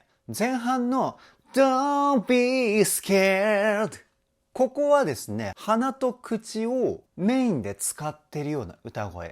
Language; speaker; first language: Japanese; native; Japanese